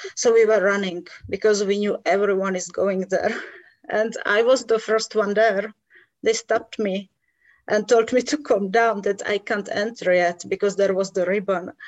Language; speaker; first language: English; non-native, fluent; Czech